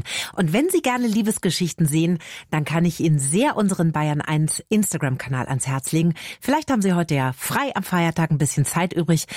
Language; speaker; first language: German; native; German